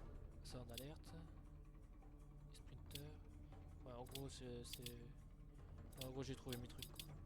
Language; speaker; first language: French; native; French